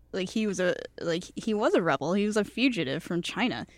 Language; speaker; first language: English; early bilingual, other home language; Cantonese